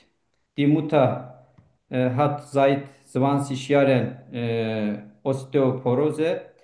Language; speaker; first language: German; non-native, learner; Turkish